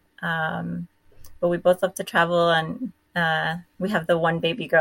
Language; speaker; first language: English; native; English